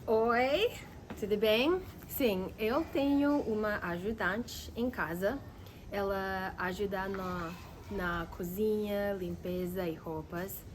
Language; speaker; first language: Portuguese; non-native, learner; English